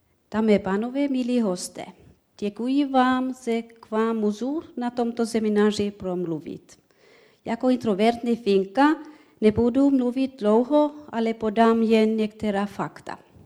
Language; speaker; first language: Czech; non-native, learner; Finnish